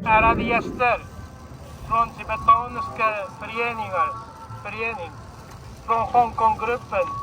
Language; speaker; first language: Swedish; non-native, fluent; Uyghur